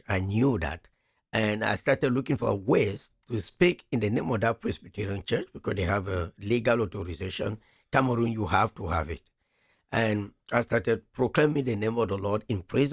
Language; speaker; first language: English; non-native, local second language; French